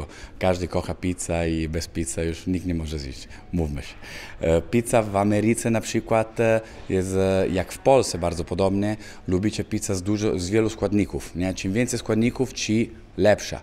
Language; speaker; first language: Polish; non-native, learner; Italian